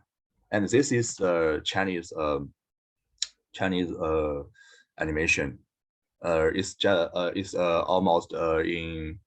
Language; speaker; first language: English; non-native, learner; Chinese